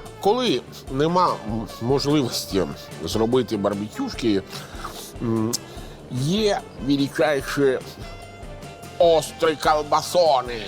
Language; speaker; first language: Ukrainian; non-native, fluent; Italian